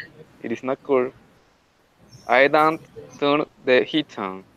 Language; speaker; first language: English; non-native, learner; Spanish